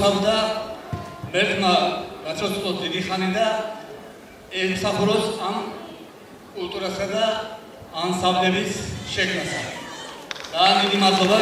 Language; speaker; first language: Georgian; early bilingual, heritage; Georgian